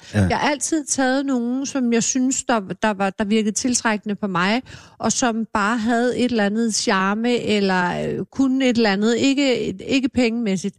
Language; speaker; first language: Danish; native; Danish